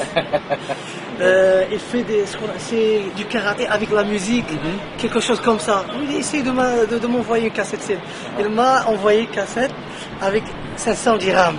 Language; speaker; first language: French; non-native, local second language; Arabic